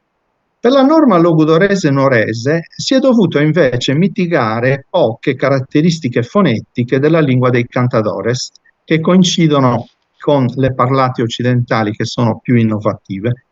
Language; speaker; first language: Italian; native; Italian